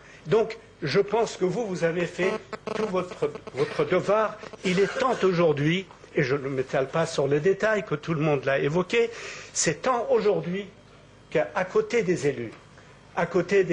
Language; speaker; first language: French; native; French